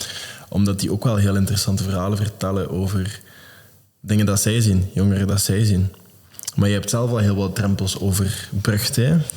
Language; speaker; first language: Dutch; native; Dutch